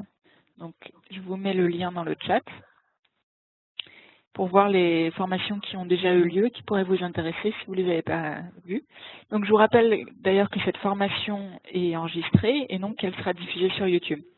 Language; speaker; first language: French; native; French